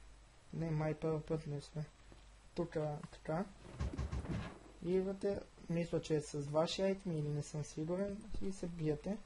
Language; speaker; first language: Bulgarian; native; Bulgarian